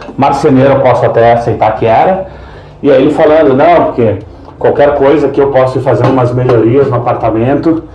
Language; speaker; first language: Portuguese; native; Portuguese